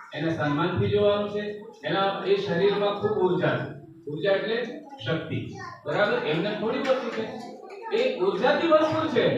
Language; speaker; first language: Gujarati; non-native, local second language; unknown